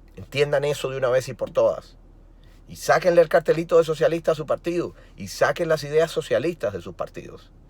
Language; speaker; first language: Spanish; native; Spanish